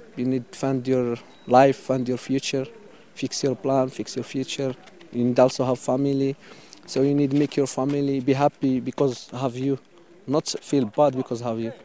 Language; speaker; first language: English; non-native, fluent; Arabic